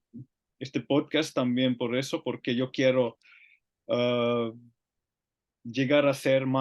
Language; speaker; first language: Spanish; non-native, learner; Finnish